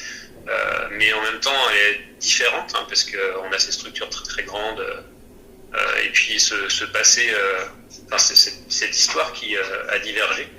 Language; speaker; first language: French; native; French